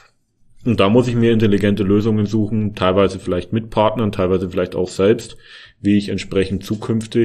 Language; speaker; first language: German; native; German